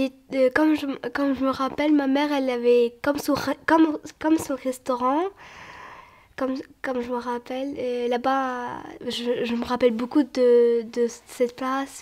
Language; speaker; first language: French; early bilingual, other home language; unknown